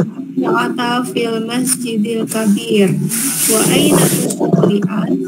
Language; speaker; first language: Arabic; non-native, learner; Indonesian